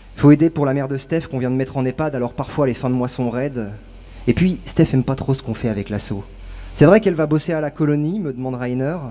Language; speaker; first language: French; native; French